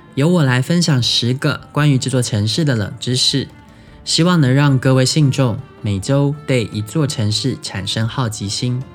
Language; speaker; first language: Chinese; non-native, local second language; Min Nan Chinese